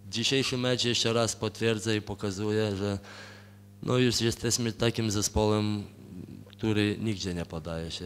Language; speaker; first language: Polish; non-native, fluent; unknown